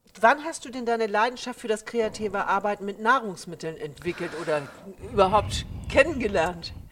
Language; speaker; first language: German; native; German